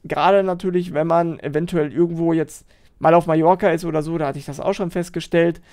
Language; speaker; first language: German; native; German